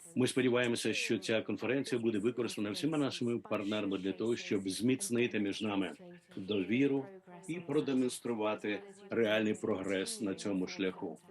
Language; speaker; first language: Ukrainian; native; Ukrainian